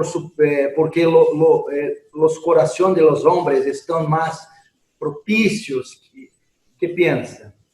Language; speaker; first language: Spanish; non-native, fluent; Portuguese